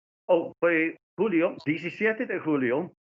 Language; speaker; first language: Spanish; non-native, fluent; English